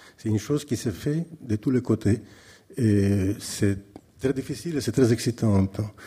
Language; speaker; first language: French; non-native, fluent; Greek